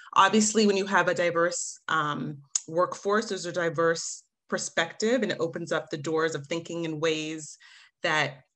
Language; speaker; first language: English; native; English